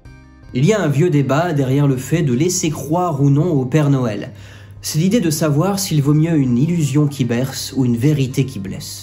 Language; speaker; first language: French; native; French